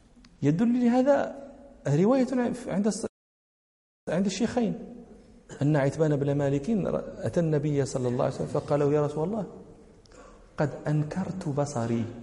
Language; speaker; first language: Arabic; native; Arabic